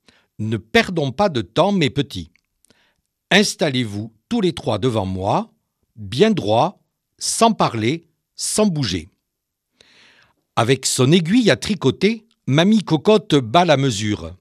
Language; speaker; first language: French; native; French